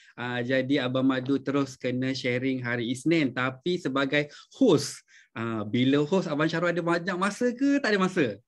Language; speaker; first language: Malay; native; Malay